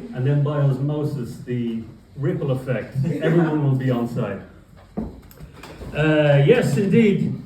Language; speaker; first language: English; native; English